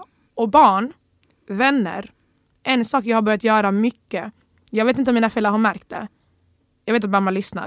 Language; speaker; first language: Swedish; early bilingual, other home language; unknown